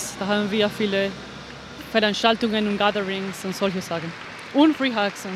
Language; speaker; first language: German; non-native, fluent; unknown